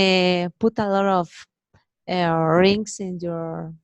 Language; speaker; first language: English; non-native, learner; Spanish